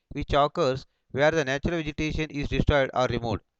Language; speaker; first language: English; non-native, local second language; Kannada